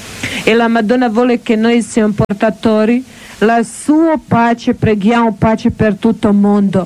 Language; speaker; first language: Italian; non-native, learner; Croatian